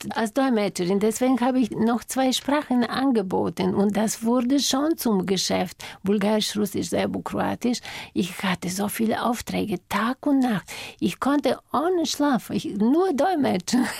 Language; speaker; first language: German; non-native, fluent; Bulgarian